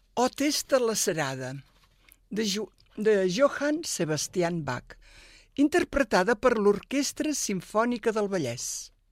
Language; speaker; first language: Catalan; native; Catalan